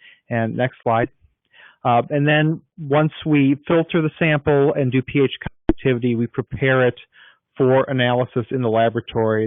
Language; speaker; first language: English; native; English